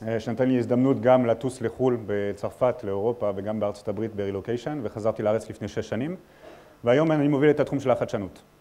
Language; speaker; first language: Hebrew; non-native, fluent; French